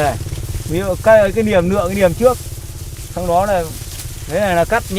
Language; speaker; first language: Vietnamese; native; Vietnamese